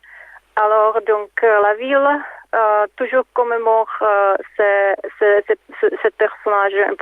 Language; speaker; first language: French; non-native, fluent; Czech